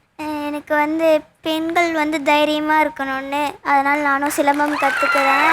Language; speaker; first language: Tamil; native; Tamil